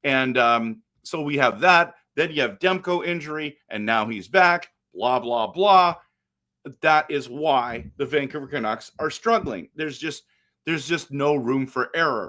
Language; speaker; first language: English; native; English